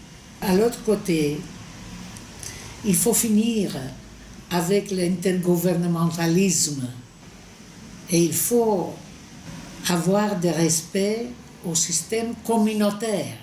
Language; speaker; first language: French; non-native, fluent; Greek